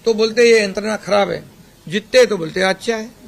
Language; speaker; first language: Hindi; non-native, local second language; Marathi